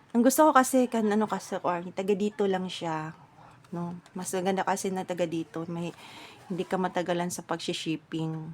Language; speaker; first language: Filipino; native; Filipino